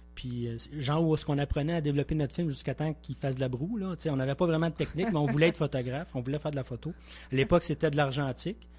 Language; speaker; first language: French; native; French